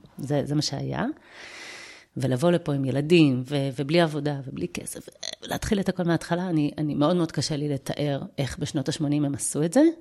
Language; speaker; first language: Hebrew; early bilingual, other home language; Russian